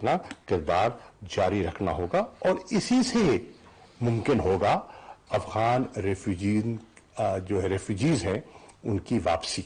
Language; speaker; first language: Urdu; native; Urdu